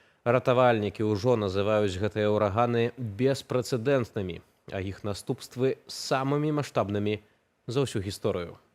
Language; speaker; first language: Belarusian; native; Belarusian